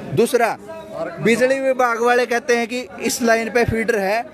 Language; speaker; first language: Hindi; native; Hindi